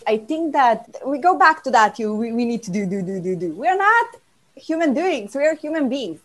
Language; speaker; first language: English; non-native, fluent; Slovenian